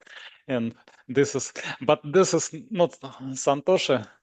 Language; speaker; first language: English; non-native, learner; Russian